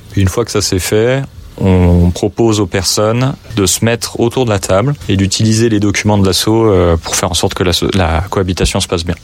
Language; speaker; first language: French; native; French